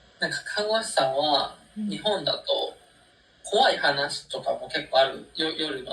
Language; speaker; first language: Japanese; native; Japanese